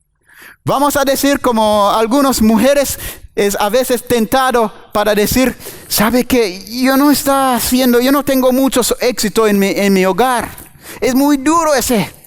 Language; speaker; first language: Spanish; non-native, learner; English